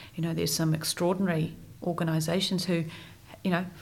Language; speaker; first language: English; native; English